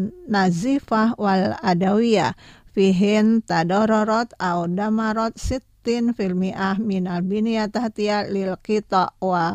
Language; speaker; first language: Arabic; non-native, fluent; Indonesian